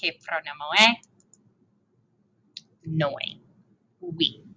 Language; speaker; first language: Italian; non-native, fluent; English